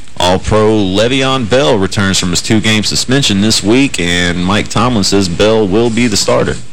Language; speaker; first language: English; native; English